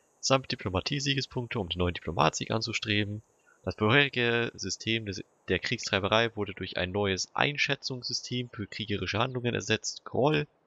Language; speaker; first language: German; native; German